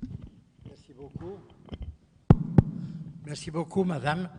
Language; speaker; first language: French; non-native, fluent; Portuguese